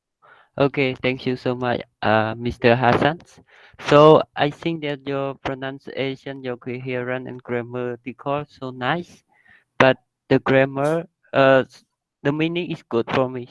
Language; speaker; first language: English; non-native, learner; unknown